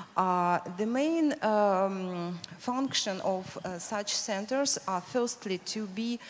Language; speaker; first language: English; non-native, fluent; Russian